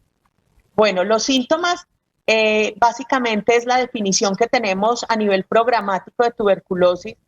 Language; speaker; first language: Spanish; native; Spanish